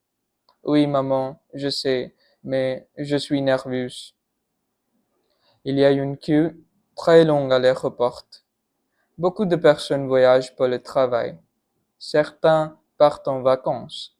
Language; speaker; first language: French; non-native, learner; Punjabi